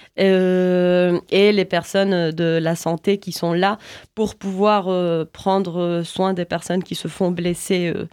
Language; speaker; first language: French; non-native, learner; Spanish